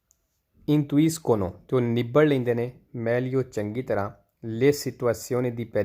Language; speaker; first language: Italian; non-native, learner; Punjabi